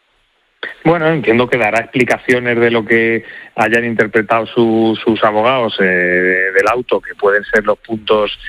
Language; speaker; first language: Spanish; native; Spanish